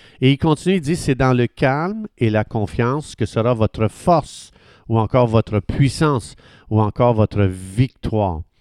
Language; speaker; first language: French; native; French